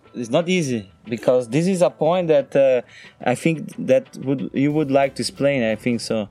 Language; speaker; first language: English; non-native, fluent; Portuguese